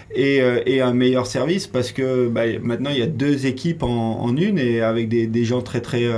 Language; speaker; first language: French; native; French